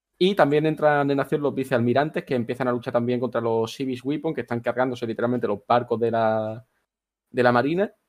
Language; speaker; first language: Spanish; native; Spanish